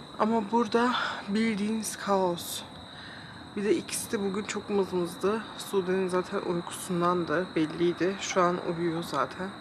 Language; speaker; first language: Turkish; early bilingual, heritage; Turkish